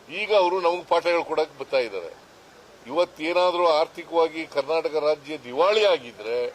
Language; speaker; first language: Kannada; native; Kannada